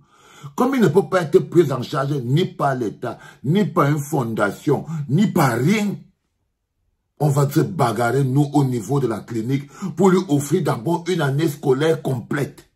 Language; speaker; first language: French; native; French